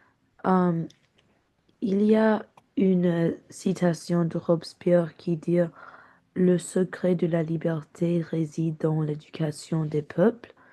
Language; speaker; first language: French; non-native, learner; English